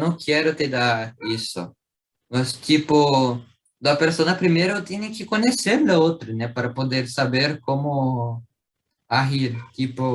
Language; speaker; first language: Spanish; non-native, learner; Portuguese